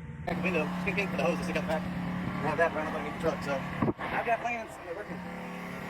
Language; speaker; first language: English; native; English